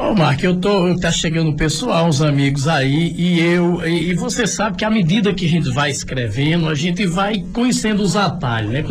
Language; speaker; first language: Portuguese; native; Portuguese